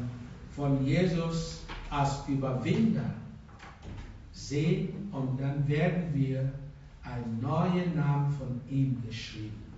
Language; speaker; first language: German; non-native, fluent; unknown